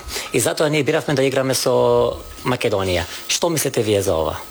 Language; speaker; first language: Macedonian; non-native, fluent; Turkish